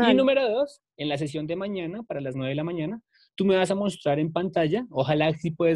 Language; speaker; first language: Spanish; native; Spanish